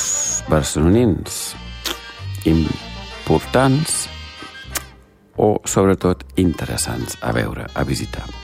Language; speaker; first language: Catalan; non-native, fluent; German